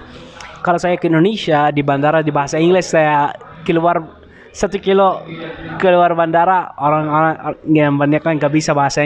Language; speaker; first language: Indonesian; non-native, learner; Arabic